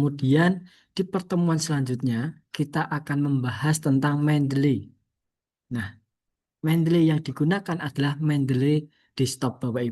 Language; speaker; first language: Indonesian; native; Indonesian